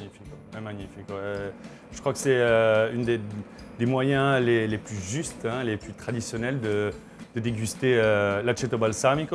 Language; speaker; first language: French; non-native, fluent; Italian